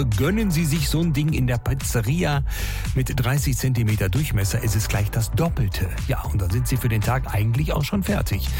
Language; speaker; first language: German; native; German